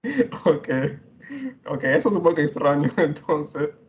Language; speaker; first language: Spanish; non-native, fluent; English